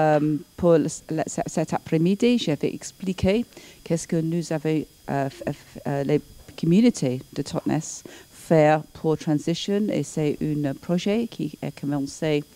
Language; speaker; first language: French; non-native, learner; English